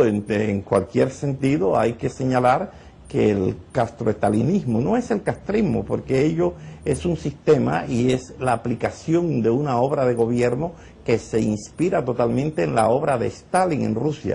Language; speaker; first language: Spanish; native; Spanish